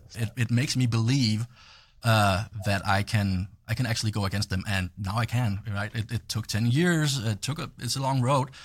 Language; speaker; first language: English; non-native, fluent; Danish